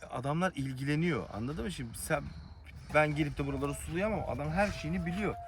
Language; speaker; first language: Turkish; early bilingual, heritage; Turkish